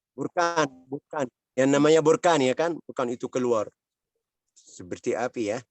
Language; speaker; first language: Indonesian; non-native, learner; Arabic